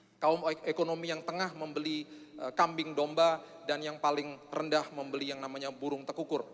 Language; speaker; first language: Indonesian; native; Indonesian